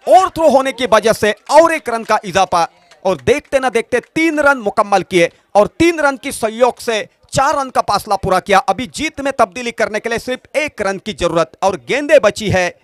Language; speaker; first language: Hindi; non-native, local second language; Marathi